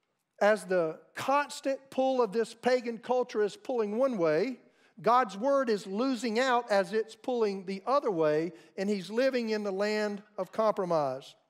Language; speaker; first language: English; native; English